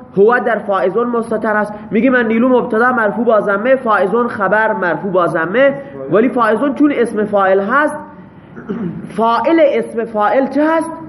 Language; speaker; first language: Persian; non-native, local second language; Baluchi